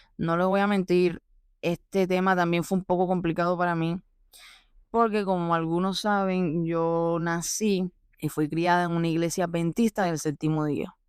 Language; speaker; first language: Spanish; early bilingual, heritage; Spanish